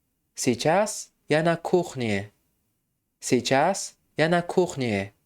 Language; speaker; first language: Russian; non-native, fluent; Tajik